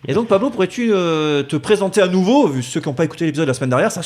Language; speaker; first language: French; native; French